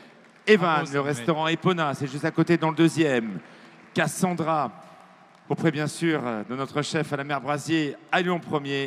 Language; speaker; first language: French; native; French